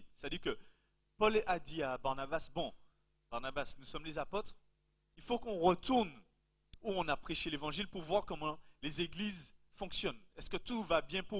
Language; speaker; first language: French; native; French